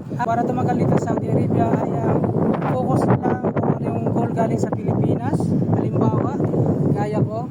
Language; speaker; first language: Filipino; non-native, local second language; Cebuano